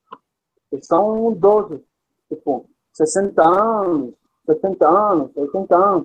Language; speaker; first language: Portuguese; non-native, fluent; Arabic